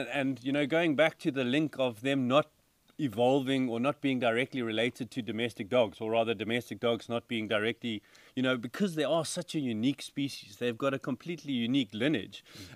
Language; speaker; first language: English; native; English